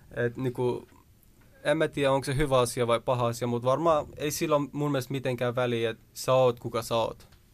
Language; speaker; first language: Finnish; early bilingual, other home language; Persian